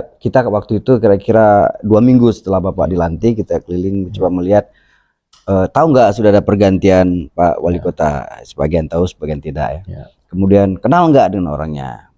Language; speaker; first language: Indonesian; native; Indonesian